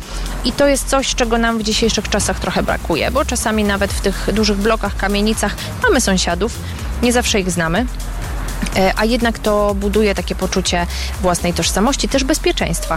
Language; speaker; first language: Polish; native; Polish